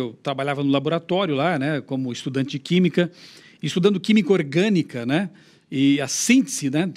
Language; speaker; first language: Portuguese; native; Portuguese